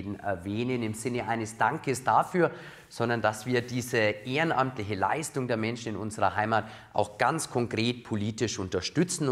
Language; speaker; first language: German; native; German